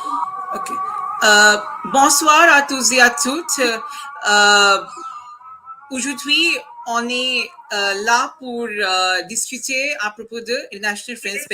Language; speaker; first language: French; non-native, fluent; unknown